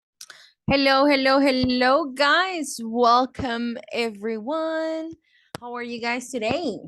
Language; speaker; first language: English; non-native, fluent; Spanish